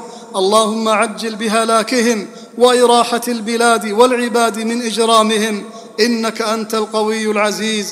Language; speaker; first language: Arabic; native; Arabic